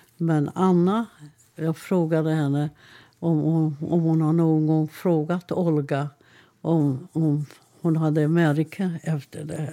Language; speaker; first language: Swedish; non-native, fluent; Hungarian